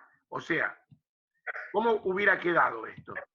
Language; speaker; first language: Spanish; native; Spanish